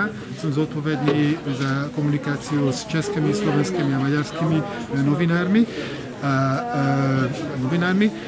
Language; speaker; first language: Slovak; non-native, fluent; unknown